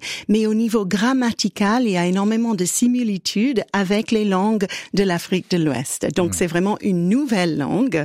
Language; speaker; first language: French; native; French